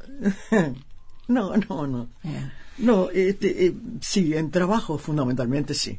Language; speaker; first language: Spanish; native; Spanish